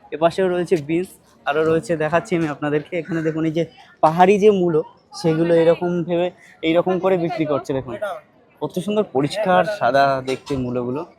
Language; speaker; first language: Bangla; native; Bangla